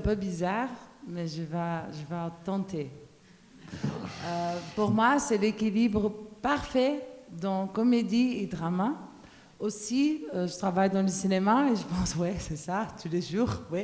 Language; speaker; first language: French; non-native, learner; Portuguese